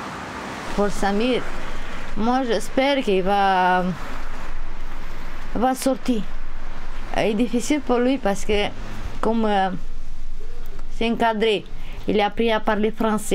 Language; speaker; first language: French; non-native, learner; Romanian